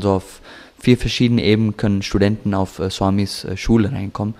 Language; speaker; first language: German; early bilingual, heritage; German